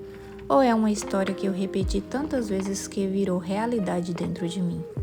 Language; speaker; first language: Portuguese; native; Portuguese